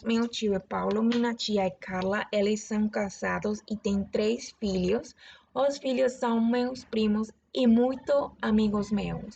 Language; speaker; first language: Portuguese; non-native, learner; Spanish